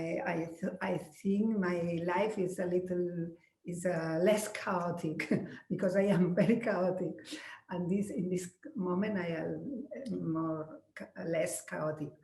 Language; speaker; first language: English; non-native, learner; Spanish